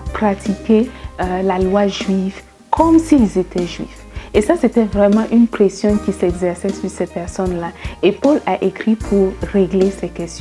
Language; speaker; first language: French; native; French